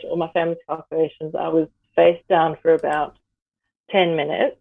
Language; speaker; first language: English; native; English